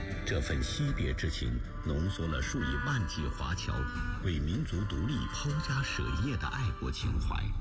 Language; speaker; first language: Chinese; native; Chinese